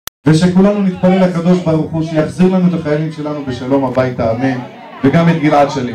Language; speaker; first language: Hebrew; native; Hebrew